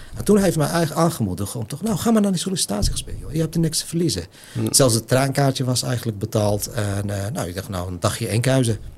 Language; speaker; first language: Dutch; non-native, fluent; Arabic